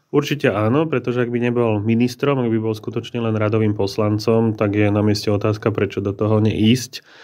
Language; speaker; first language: Slovak; native; Slovak